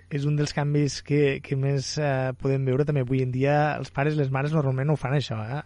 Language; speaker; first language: Catalan; native; Catalan